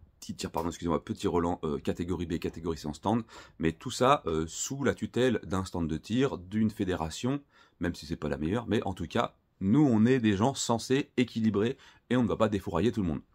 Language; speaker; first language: French; native; French